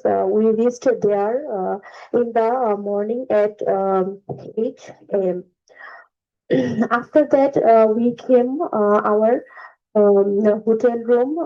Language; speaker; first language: English; non-native, learner; Bangla